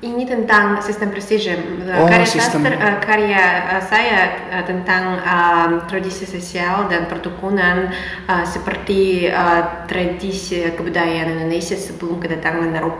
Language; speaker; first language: Indonesian; non-native, fluent; Russian